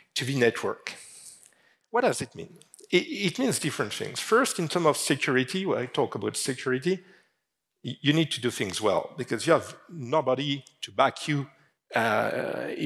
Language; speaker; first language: English; non-native, fluent; French